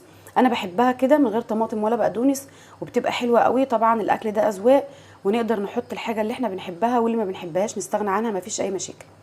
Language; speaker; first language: Arabic; native; Arabic